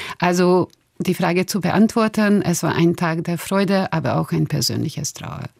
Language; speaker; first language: German; non-native, fluent; Hungarian